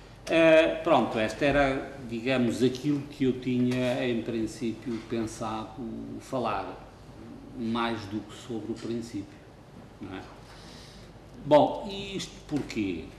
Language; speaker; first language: Portuguese; native; Portuguese